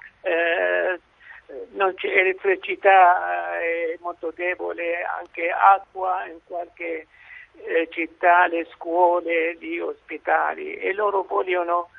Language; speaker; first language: Italian; non-native, fluent; Arabic